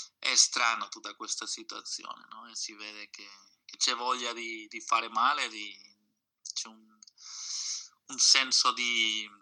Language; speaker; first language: Italian; non-native, fluent; Catalan